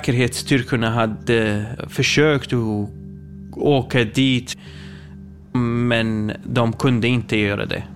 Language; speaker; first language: Swedish; non-native, fluent; Kurdish